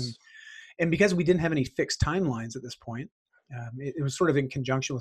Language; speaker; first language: English; native; English